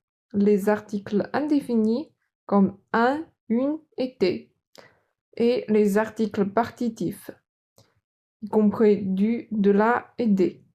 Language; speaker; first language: French; non-native, fluent; Chinese